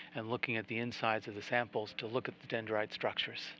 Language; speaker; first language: English; native; English